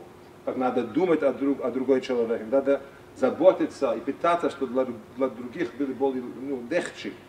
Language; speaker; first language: Russian; non-native, fluent; English